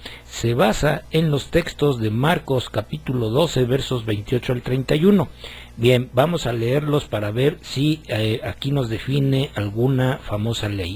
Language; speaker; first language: Spanish; native; Spanish